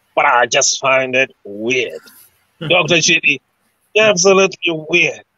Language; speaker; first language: English; non-native, local second language; Shona